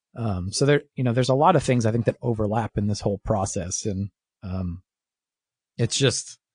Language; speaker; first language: English; native; English